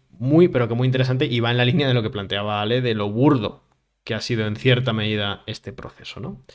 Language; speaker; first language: Spanish; native; Spanish